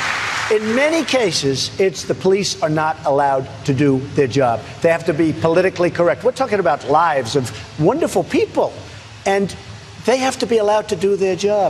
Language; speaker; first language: English; native; English